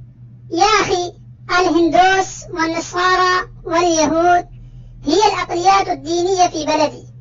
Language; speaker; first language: Arabic; non-native, fluent; Urdu